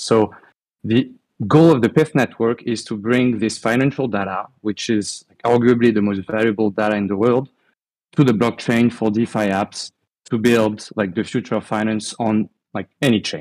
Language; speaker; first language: English; non-native, fluent; French